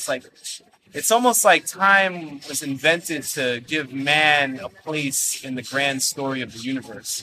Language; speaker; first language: English; native; English